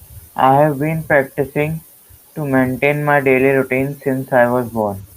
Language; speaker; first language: English; non-native, learner; Hindi